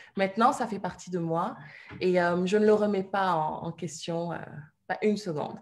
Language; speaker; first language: French; non-native, local second language; Wolof